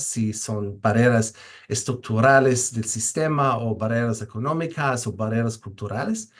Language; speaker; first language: Spanish; non-native, fluent; English